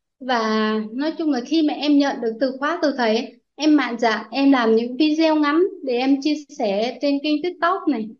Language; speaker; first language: Vietnamese; non-native, local second language; Jarai